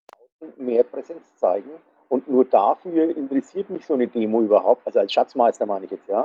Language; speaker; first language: German; native; German